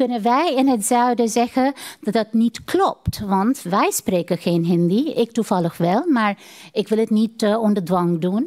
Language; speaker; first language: Dutch; non-native, fluent; Tamil